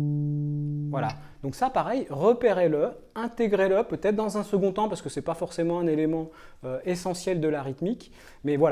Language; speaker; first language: French; native; French